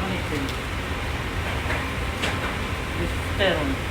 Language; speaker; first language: English; non-native, learner; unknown